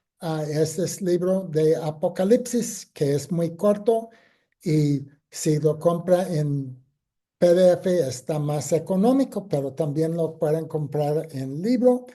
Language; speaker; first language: Spanish; non-native, fluent; English